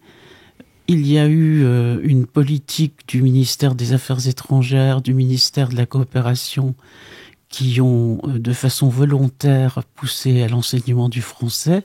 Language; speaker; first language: French; native; French